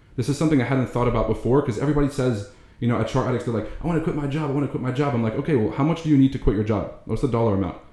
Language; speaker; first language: English; early bilingual, other home language; Arabic